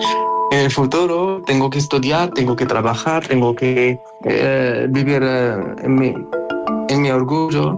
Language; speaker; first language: Spanish; non-native, learner; Arabic